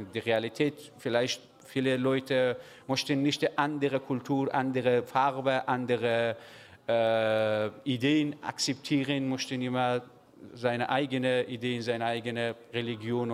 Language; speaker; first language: German; non-native, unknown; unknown